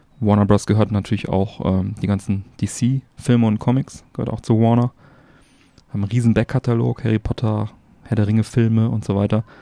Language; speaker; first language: German; native; German